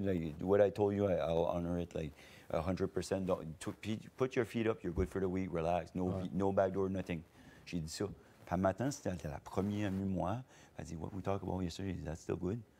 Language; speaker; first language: English; non-native, fluent; French